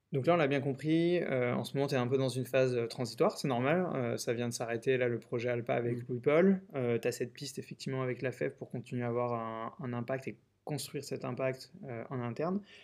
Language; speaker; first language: French; native; French